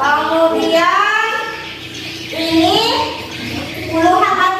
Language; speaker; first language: Indonesian; native; Indonesian